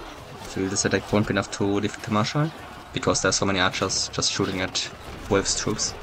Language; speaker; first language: English; non-native, fluent; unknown